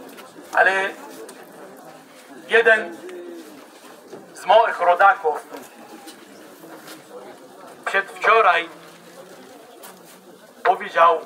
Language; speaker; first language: Polish; non-native, fluent; Arabic